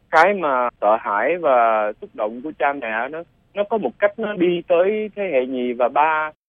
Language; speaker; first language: Vietnamese; early bilingual, other home language; English